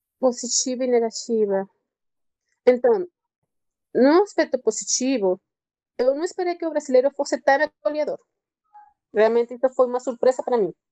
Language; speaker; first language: Portuguese; non-native, fluent; Spanish